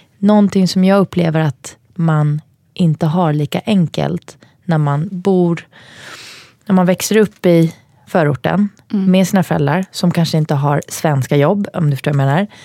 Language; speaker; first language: Swedish; native; Swedish